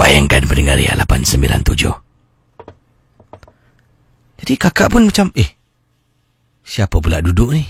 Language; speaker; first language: Malay; native; Malay